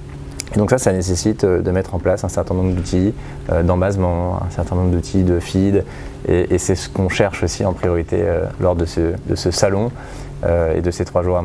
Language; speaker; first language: French; native; French